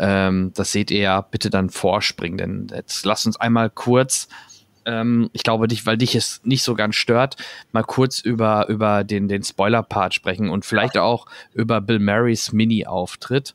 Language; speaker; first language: German; native; German